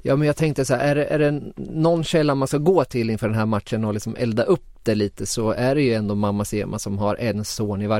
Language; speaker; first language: Swedish; native; Swedish